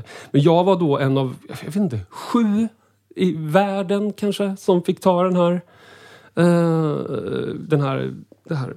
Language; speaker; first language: Swedish; native; Swedish